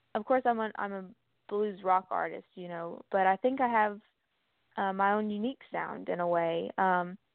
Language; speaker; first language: English; native; English